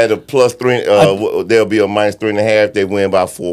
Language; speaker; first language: English; native; English